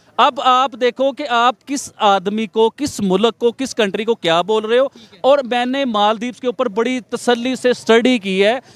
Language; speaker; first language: Urdu; non-native, local second language; Punjabi